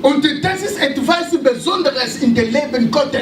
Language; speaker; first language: German; non-native, learner; French